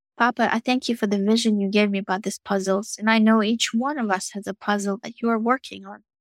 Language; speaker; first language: English; non-native, fluent; Russian